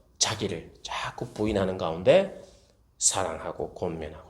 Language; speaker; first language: Korean; native; Korean